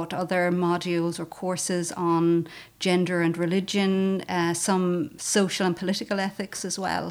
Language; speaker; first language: English; native; English